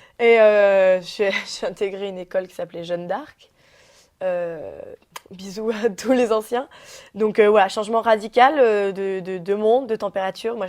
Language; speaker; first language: French; early bilingual, other home language; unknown